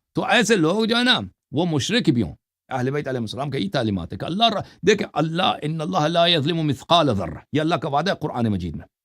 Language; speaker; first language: Urdu; non-native, local second language; Saraiki